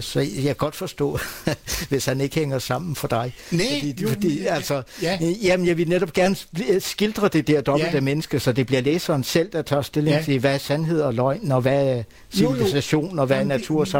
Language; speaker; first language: Danish; native; Danish